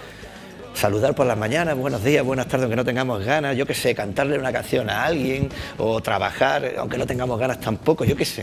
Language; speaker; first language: Spanish; native; Spanish